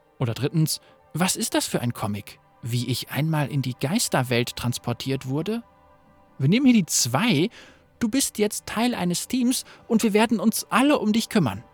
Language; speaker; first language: German; native; German